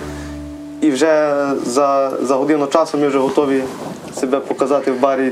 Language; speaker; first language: Ukrainian; native; Ukrainian